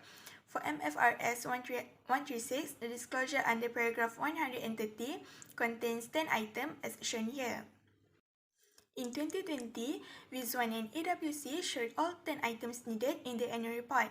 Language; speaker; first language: English; non-native, local second language; Malay